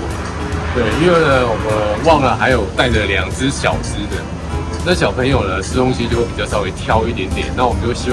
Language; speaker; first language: Chinese; native; Chinese